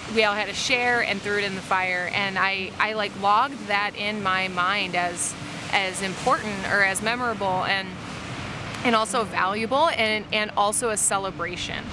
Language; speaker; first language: English; native; English